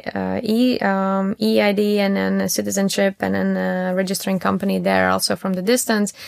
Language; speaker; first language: English; non-native, fluent; Latvian